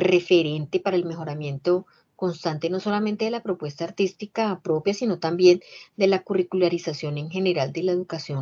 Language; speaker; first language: Spanish; native; Spanish